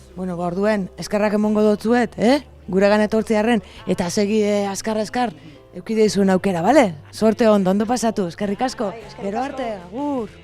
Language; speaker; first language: Basque; native; Basque